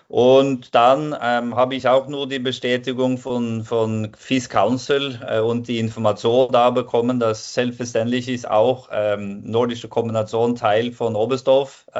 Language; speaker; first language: German; non-native, fluent; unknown